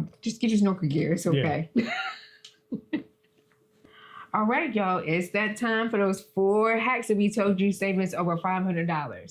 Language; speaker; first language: English; native; English